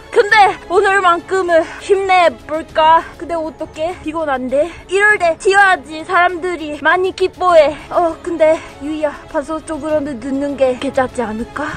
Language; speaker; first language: Korean; non-native, fluent; Japanese